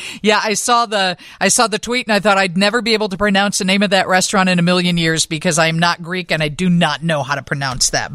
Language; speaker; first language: English; native; English